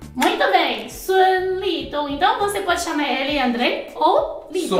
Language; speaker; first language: Portuguese; non-native, fluent; Chinese